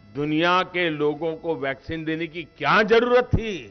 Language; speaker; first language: Hindi; non-native, local second language; Gujarati